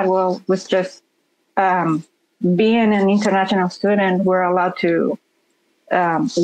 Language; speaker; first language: English; non-native, fluent; Spanish